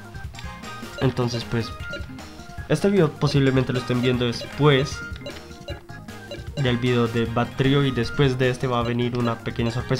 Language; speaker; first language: Spanish; native; Spanish